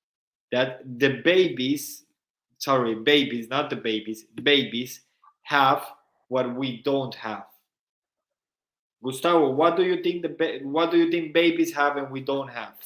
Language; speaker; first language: English; non-native, fluent; Spanish